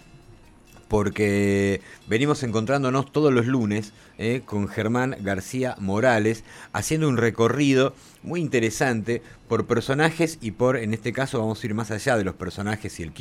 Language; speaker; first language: Spanish; native; Spanish